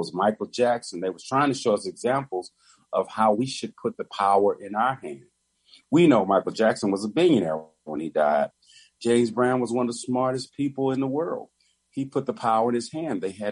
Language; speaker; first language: English; native; English